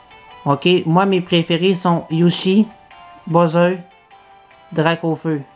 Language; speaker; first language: French; native; French